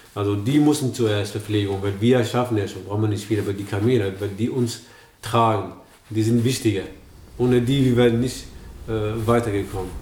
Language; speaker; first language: German; early bilingual, other home language; Arabic